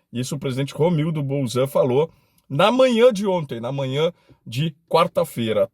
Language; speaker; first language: Portuguese; native; Portuguese